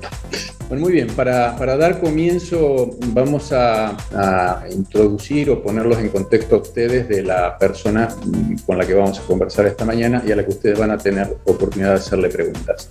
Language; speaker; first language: Spanish; native; Spanish